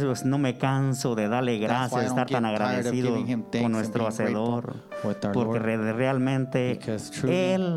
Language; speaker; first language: Spanish; native; Spanish